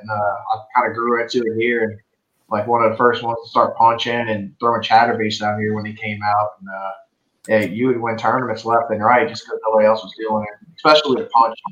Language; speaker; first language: English; native; English